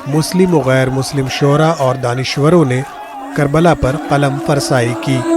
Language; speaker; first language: Urdu; non-native, local second language; Kashmiri